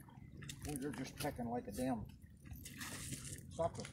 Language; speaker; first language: English; native; English